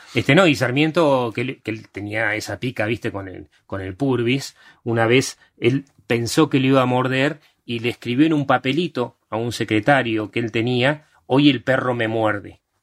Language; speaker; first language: Spanish; early bilingual, other home language; Hungarian